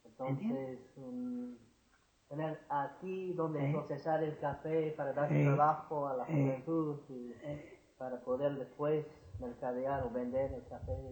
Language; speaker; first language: Spanish; non-native, fluent; English